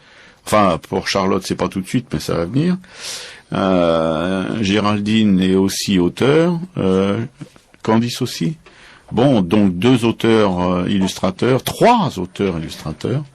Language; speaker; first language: French; native; French